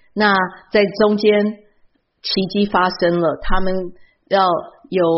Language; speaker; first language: Chinese; early bilingual, heritage; Chinese